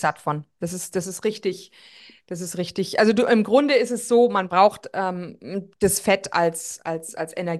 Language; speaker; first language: German; native; German